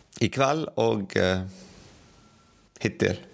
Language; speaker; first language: Norwegian; non-native, fluent; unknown